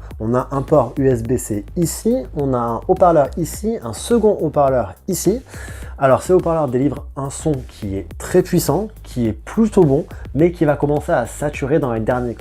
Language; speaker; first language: French; native; French